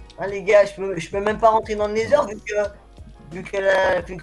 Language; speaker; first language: French; native; French